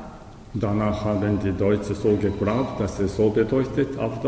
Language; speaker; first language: German; non-native, learner; Japanese